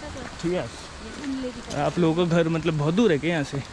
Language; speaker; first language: Hindi; native; Hindi